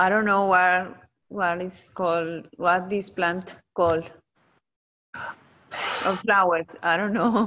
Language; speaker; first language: English; non-native, learner; Spanish